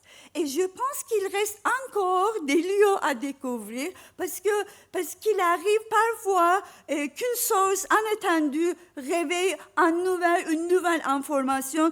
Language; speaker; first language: French; non-native, fluent; Turkish